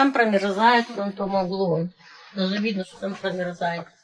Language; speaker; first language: Russian; native; Russian